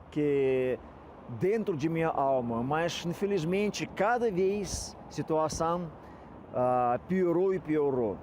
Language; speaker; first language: Portuguese; non-native, fluent; Russian